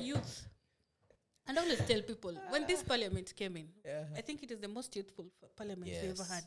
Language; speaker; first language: English; non-native, local second language; Swahili